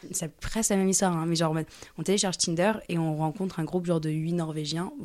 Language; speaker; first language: French; early bilingual, other home language; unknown